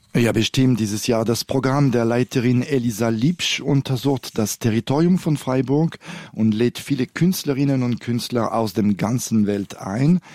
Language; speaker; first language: German; non-native, local second language; French